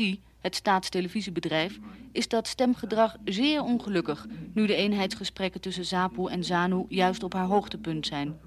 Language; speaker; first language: Dutch; native; Dutch